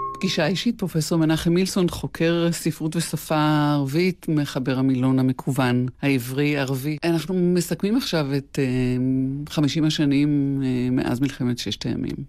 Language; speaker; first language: Hebrew; native; Hebrew